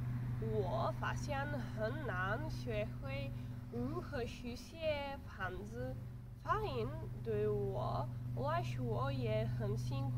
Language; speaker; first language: Chinese; non-native, learner; Bulgarian